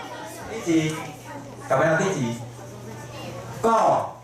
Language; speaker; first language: Chinese; native; Chinese